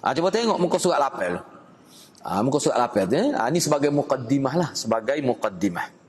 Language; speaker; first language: Malay; native; Malay